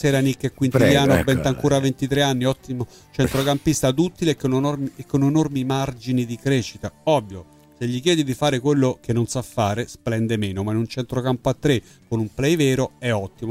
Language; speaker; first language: Italian; native; Italian